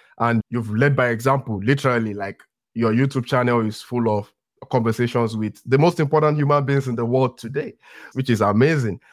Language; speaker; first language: English; non-native, local second language; Yoruba